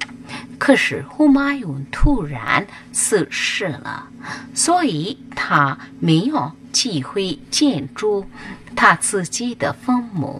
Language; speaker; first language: Chinese; non-native, fluent; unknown